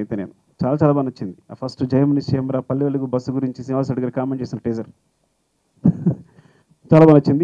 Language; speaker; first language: Telugu; native; Telugu